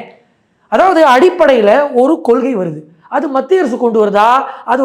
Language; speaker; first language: Tamil; native; Tamil